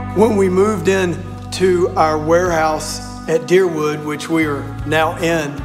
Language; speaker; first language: English; native; English